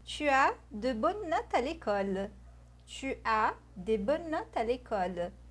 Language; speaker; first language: French; non-native, fluent; Portuguese